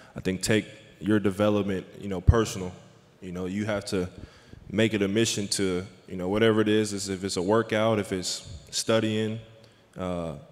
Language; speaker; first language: English; native; English